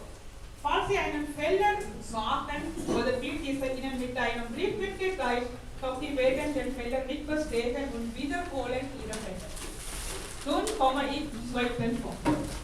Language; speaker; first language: German; non-native, fluent; Tamil